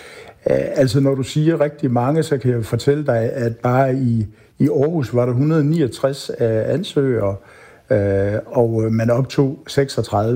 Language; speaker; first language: Danish; native; Danish